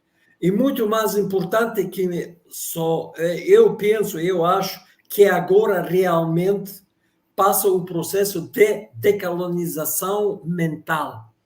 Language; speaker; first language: Portuguese; non-native, fluent; Russian